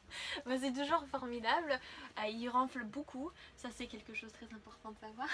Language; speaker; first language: French; non-native, fluent; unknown